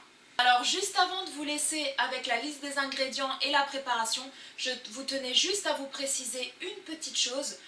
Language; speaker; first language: French; early bilingual, other home language; Portuguese